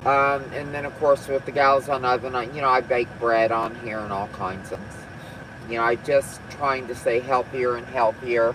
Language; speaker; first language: English; native; English